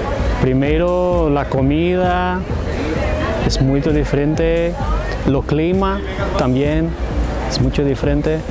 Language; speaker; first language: Spanish; non-native, fluent; Portuguese